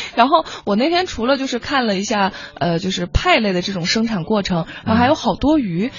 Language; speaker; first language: Chinese; native; Chinese